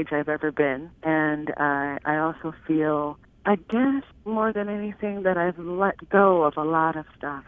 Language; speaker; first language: English; native; English